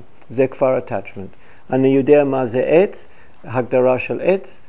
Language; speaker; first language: Hebrew; non-native, fluent; English